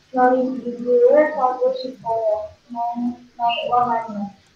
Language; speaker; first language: Korean; non-native, learner; Indonesian